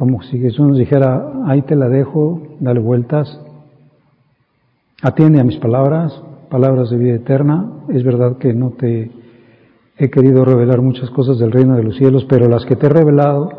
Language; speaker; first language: Spanish; native; Spanish